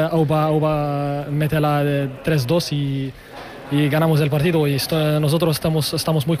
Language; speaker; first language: Spanish; non-native, learner; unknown